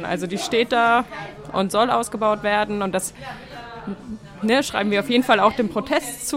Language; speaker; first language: German; native; German